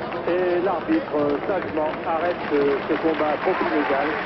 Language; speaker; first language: French; native; French